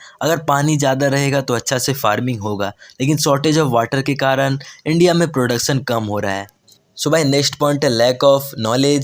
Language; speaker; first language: Hindi; native; Hindi